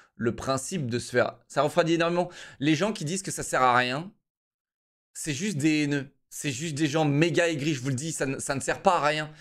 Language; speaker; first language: French; native; French